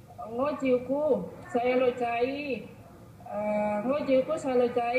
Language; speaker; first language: Chinese; non-native, learner; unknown